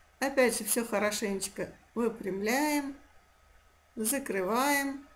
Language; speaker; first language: Russian; non-native, local second language; Azerbaijani